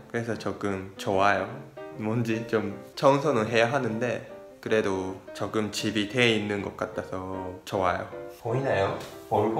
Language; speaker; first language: Korean; non-native, fluent; Japanese